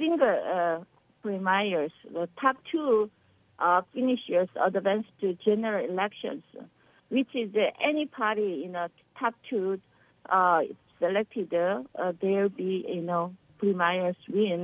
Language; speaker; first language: English; non-native, learner; Korean